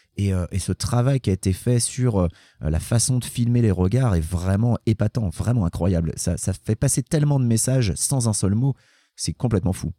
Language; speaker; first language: French; native; French